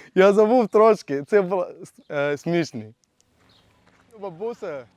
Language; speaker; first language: Ukrainian; non-native, learner; Arabic